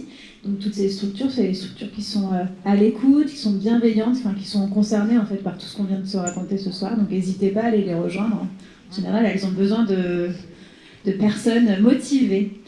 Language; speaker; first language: French; native; French